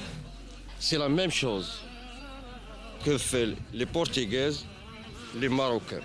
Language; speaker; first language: French; non-native, learner; Arabic